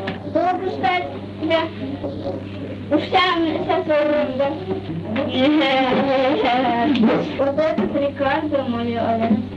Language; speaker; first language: Russian; native; Russian